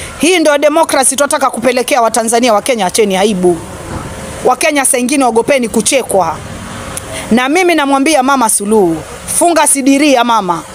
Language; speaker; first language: Swahili; native; Swahili